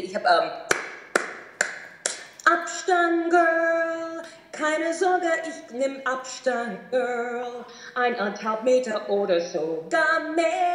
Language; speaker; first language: German; non-native, fluent; English